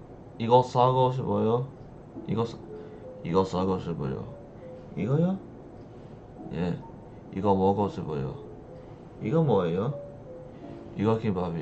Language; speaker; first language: Korean; non-native, learner; English